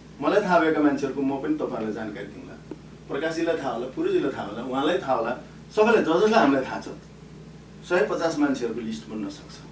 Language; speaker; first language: Nepali; native; Nepali